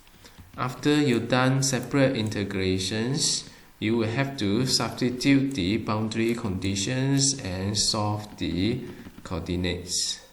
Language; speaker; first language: English; non-native, fluent; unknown